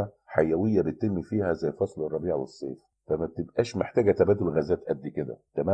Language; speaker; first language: Arabic; native; Arabic